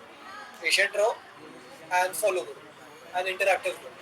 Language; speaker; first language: Hindi; native; Hindi